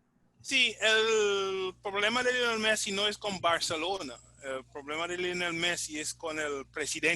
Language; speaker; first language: Spanish; non-native, fluent; English